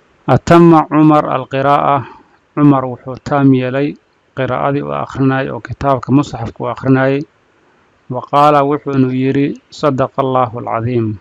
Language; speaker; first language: Arabic; non-native, fluent; Somali